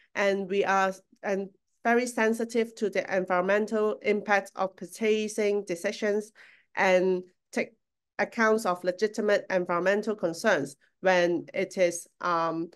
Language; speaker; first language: English; non-native, local second language; Cantonese